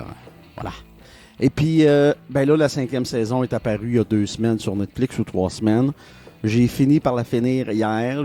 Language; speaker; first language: French; native; French